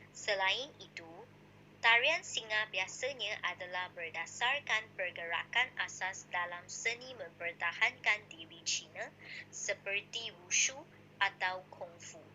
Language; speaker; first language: Malay; non-native, local second language; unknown